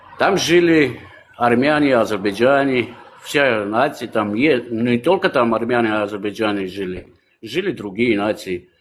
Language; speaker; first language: Russian; non-native, local second language; Armenian